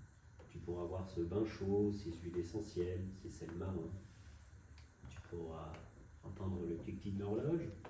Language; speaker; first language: French; native; French